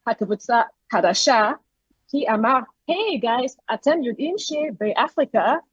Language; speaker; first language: Hebrew; non-native, learner; English